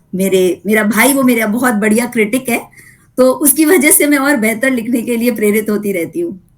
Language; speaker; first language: Hindi; native; Hindi